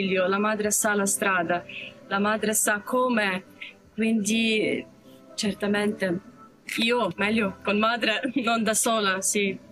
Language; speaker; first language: Italian; non-native, learner; Ukrainian